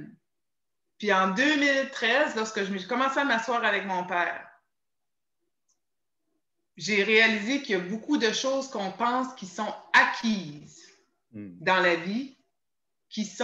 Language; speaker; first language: French; native; French